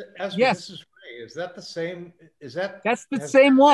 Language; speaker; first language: English; non-native, learner; Japanese